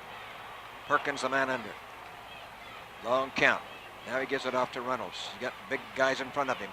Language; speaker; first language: English; native; English